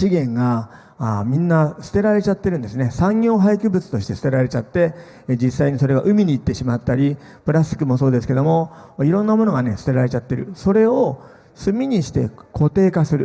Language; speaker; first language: Japanese; native; Japanese